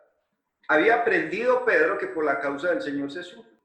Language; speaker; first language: Spanish; native; Spanish